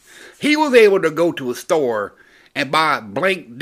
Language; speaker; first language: English; native; English